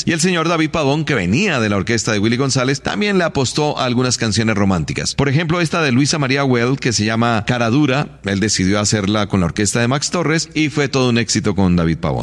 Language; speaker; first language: Spanish; native; Spanish